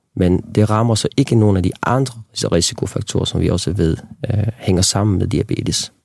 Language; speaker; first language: Danish; non-native, local second language; Faroese